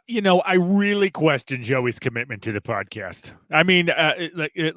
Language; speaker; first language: English; native; English